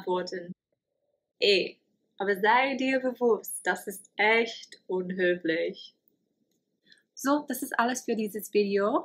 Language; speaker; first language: German; non-native, fluent; English